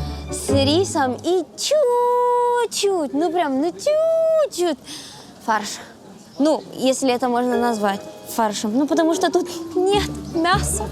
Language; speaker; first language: Russian; native; Russian